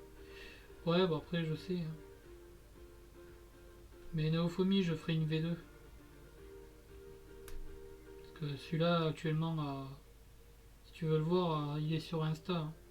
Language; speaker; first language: French; native; French